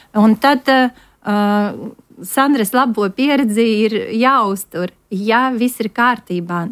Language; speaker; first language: Latvian; non-native, local second language; Russian